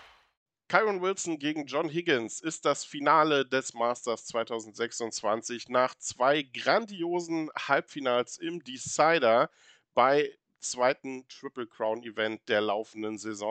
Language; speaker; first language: German; native; German